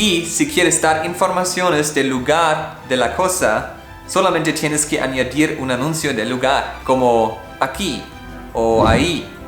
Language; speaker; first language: Spanish; non-native, fluent; German